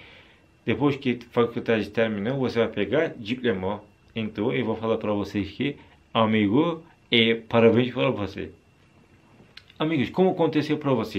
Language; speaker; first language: Portuguese; non-native, learner; Turkish